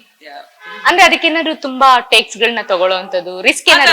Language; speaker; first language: Kannada; native; Kannada